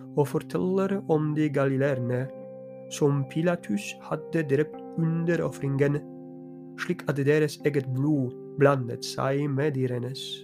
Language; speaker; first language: Norwegian; non-native, fluent; Polish